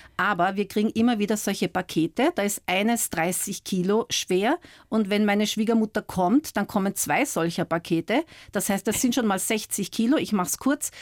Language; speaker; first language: German; native; German